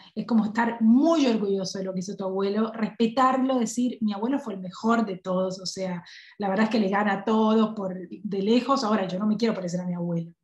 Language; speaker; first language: Spanish; native; Spanish